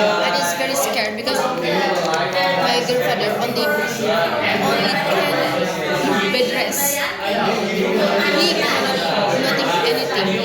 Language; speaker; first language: English; non-native, learner; Indonesian